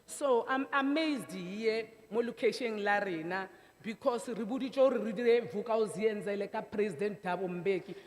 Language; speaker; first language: English; non-native, local second language; Northern Sotho